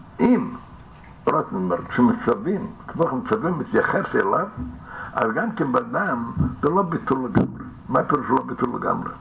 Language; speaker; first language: Hebrew; non-native, fluent; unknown